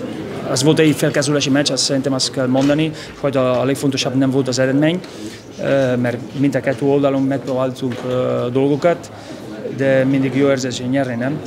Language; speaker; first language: Hungarian; non-native, local second language; Spanish